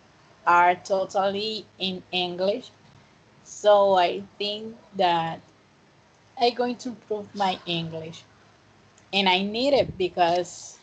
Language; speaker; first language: English; non-native, fluent; Spanish